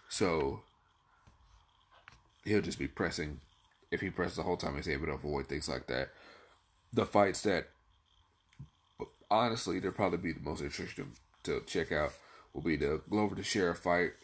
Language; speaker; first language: English; native; English